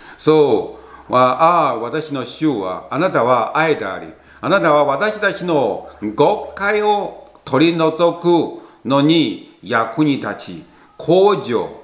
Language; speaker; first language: Japanese; non-native, learner; Chinese